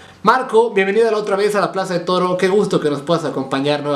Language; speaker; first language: Spanish; native; Spanish